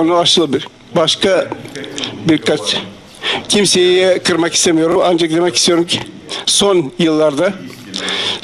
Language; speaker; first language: Turkish; non-native, fluent; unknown